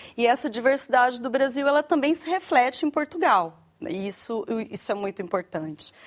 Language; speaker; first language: Portuguese; native; Portuguese